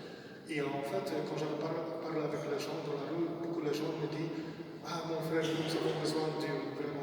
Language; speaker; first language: French; non-native, learner; Polish